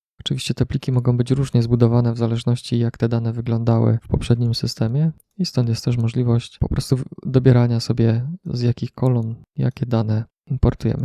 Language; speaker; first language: Polish; native; Polish